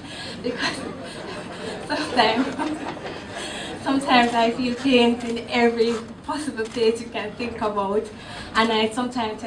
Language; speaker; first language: English; non-native, local second language; Jamaican Creole English